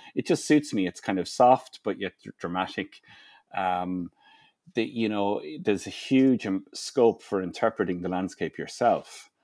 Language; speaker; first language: English; native; English